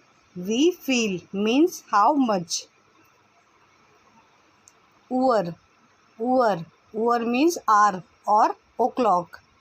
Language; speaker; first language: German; non-native, learner; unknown